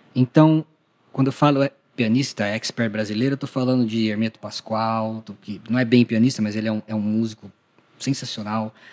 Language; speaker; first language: Portuguese; native; Portuguese